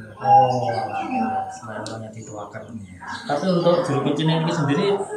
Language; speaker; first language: Indonesian; non-native, local second language; Javanese